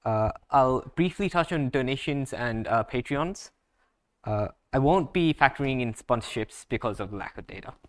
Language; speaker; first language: English; native; English